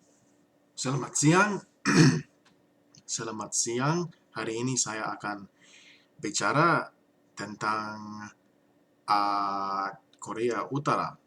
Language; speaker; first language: Indonesian; non-native, learner; English